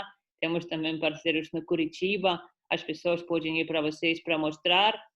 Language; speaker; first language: Portuguese; non-native, fluent; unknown